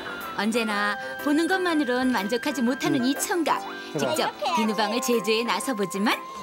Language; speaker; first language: Korean; native; Korean